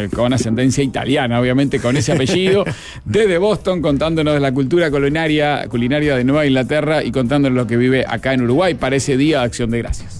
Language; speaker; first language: Spanish; native; Spanish